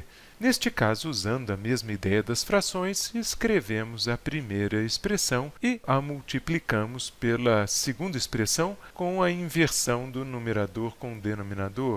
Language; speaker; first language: Portuguese; native; Portuguese